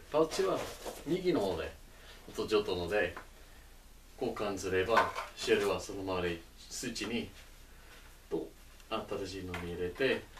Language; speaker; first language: Japanese; non-native, learner; English